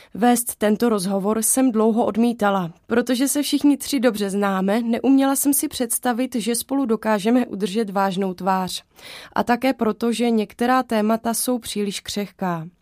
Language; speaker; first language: Czech; native; Czech